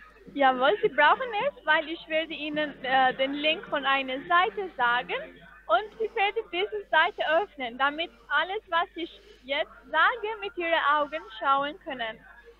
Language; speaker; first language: German; non-native, fluent; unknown